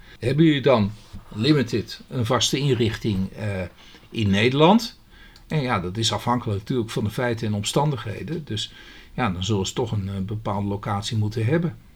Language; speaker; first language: Dutch; native; Dutch